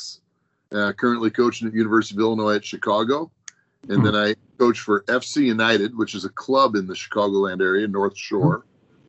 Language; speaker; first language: English; native; English